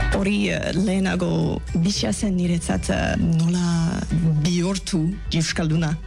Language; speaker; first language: Basque; non-native, learner; English